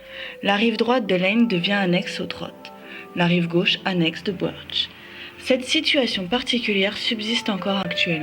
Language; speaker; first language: French; native; French